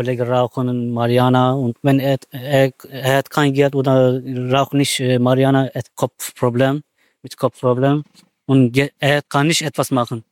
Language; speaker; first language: German; non-native, learner; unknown